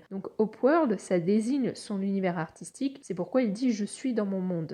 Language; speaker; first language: French; native; French